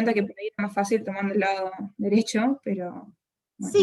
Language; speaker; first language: Spanish; native; Spanish